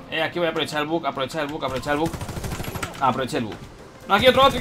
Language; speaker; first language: Spanish; native; Spanish